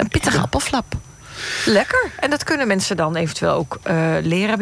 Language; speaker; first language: Dutch; native; Dutch